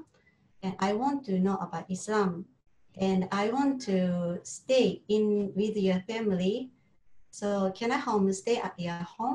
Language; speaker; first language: English; non-native, learner; Japanese